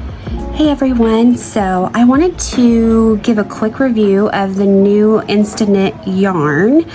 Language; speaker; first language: English; native; English